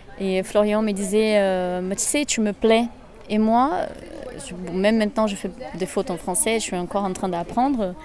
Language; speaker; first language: French; non-native, fluent; Portuguese